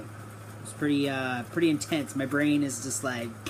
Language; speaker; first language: English; native; English